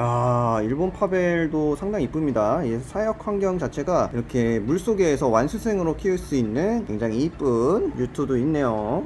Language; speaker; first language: Korean; native; Korean